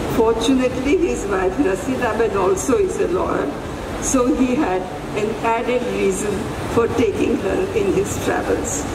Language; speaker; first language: English; non-native, local second language; Gujarati